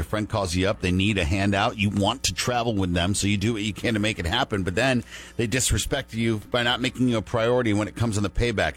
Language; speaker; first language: English; native; English